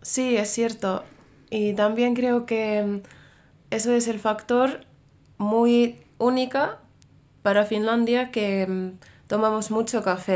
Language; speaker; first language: Spanish; non-native, fluent; Finnish